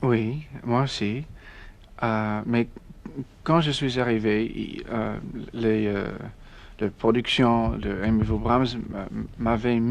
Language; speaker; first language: French; non-native, learner; English